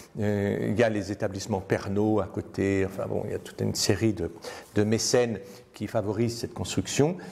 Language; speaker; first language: French; native; French